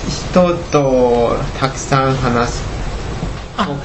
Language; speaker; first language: Japanese; non-native, learner; Chinese